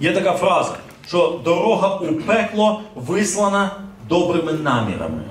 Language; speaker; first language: Ukrainian; native; Ukrainian